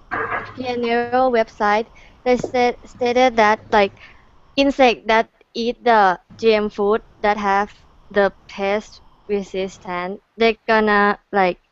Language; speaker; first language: English; non-native, fluent; Thai